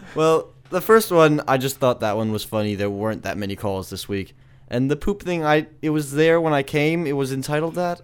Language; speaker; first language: English; early bilingual, other home language; Danish